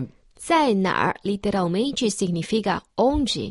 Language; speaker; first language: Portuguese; non-native, fluent; Chinese